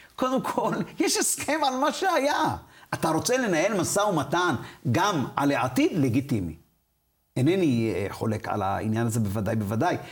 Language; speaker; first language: Hebrew; early bilingual, other home language; Arabic